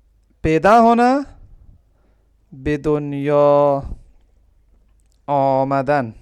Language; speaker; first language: Persian; non-native, fluent; Urdu